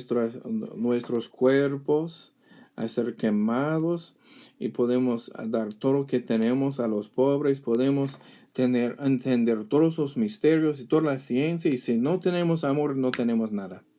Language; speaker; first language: Spanish; non-native, fluent; English